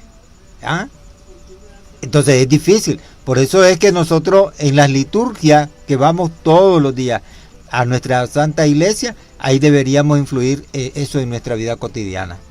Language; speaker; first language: Spanish; native; Spanish